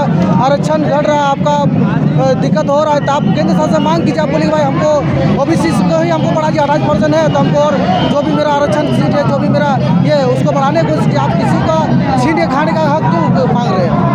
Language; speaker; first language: Hindi; native; Hindi